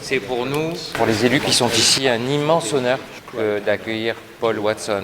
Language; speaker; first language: French; native; French